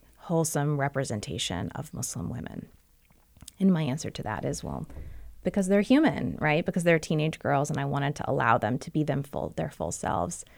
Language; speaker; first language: English; native; English